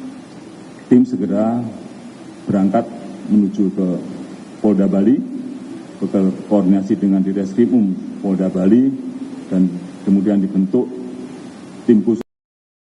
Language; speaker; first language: Indonesian; native; Indonesian